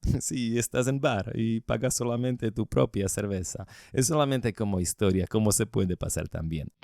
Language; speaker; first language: Spanish; non-native, learner; Slovak